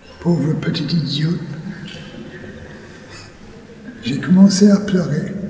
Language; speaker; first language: French; non-native, learner; English